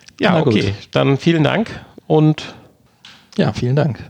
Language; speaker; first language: German; native; German